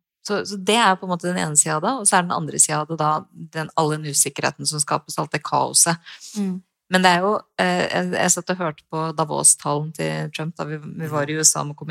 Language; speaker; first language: Norwegian; native; Norwegian